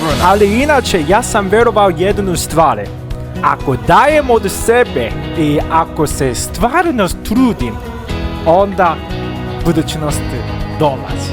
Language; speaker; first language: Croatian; non-native, fluent; Korean